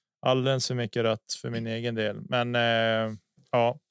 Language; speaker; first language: Swedish; native; Swedish